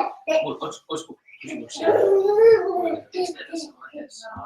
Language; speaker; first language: Finnish; native; Finnish